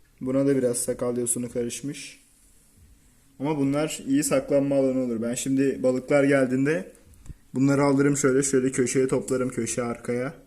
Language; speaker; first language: Turkish; native; Turkish